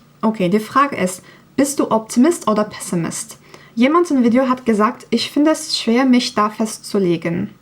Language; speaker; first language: German; non-native, learner; Turkish